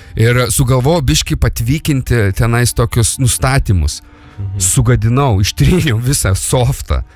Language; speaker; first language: Lithuanian; native; Lithuanian